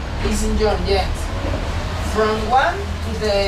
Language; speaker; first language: English; non-native, learner; Spanish